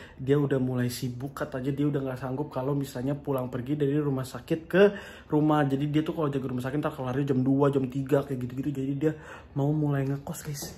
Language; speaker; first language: Indonesian; native; Indonesian